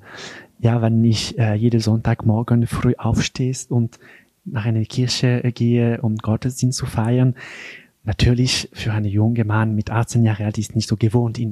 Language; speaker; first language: German; non-native, local second language; French